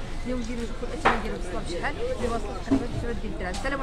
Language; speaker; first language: Arabic; native; Arabic